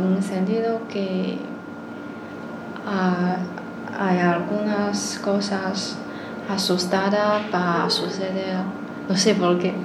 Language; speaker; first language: Spanish; non-native, learner; Chinese